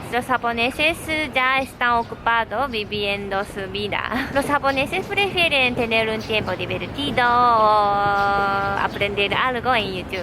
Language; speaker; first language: Spanish; non-native, fluent; Japanese